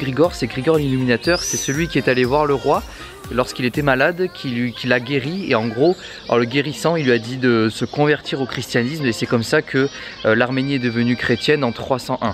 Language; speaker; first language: French; native; French